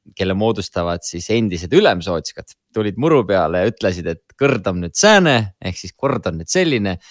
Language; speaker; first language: Estonian; native; Estonian